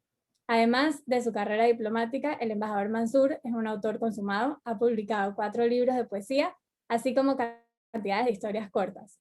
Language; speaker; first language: Spanish; native; Spanish